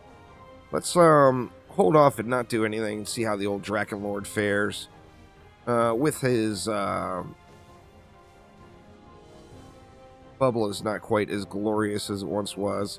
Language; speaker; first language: English; native; English